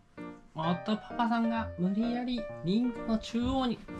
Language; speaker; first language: Japanese; native; Japanese